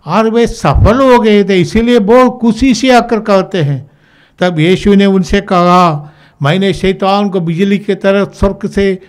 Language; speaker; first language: Hindi; native; Hindi